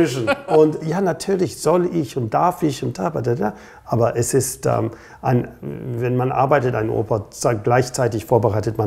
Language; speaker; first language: German; non-native, fluent; English